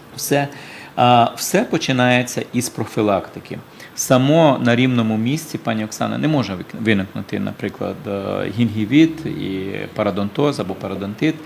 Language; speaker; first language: Ukrainian; native; Ukrainian